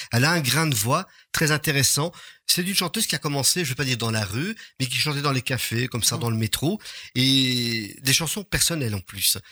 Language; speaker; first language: French; native; French